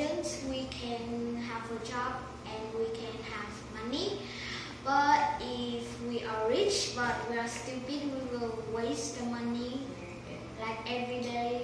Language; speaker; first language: English; non-native, learner; Vietnamese